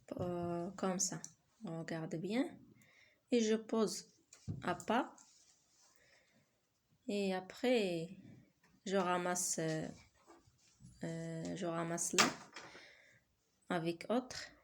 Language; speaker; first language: French; non-native, learner; Arabic